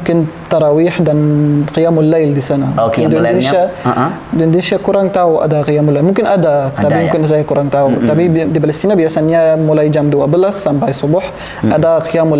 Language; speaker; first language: Indonesian; non-native, learner; Arabic